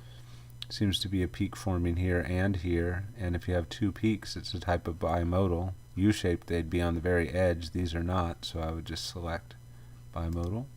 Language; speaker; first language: English; native; English